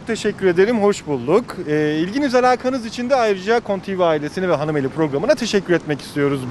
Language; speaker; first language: Turkish; native; Turkish